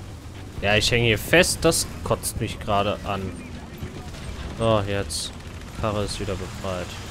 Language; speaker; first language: German; native; German